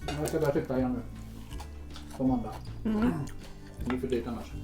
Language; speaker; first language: Swedish; native; Swedish